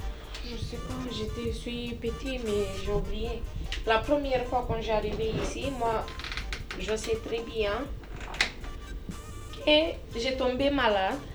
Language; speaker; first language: French; early bilingual, other home language; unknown